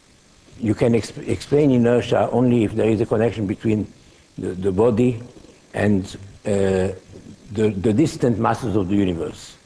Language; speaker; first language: English; non-native, fluent; Hebrew